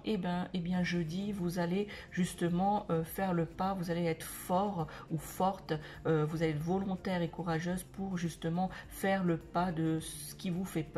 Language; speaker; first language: French; native; French